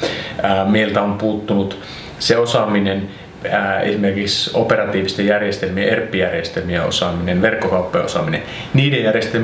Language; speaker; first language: Finnish; native; Finnish